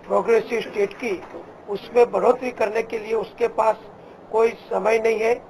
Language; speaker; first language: Hindi; non-native, local second language; Gujarati